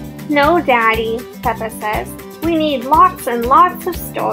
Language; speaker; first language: English; native; English